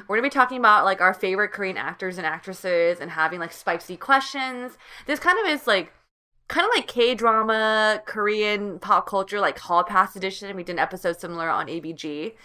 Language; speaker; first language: English; native; English